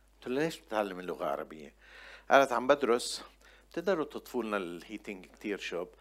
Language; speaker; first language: Arabic; non-native, local second language; Armenian